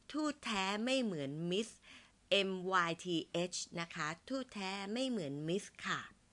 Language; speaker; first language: Thai; native; Thai